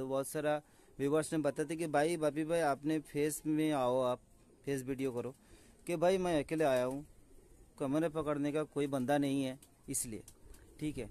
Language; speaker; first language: Hindi; non-native, local second language; Bangla